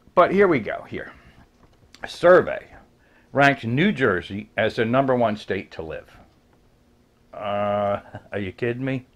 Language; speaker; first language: English; native; English